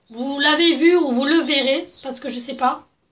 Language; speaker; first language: French; native; French